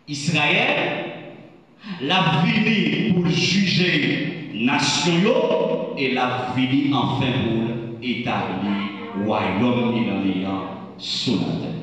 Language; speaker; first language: French; non-native, local second language; Haitian Creole